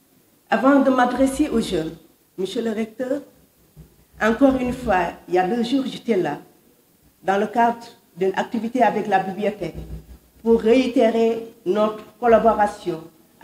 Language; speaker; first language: French; non-native, local second language; Wolof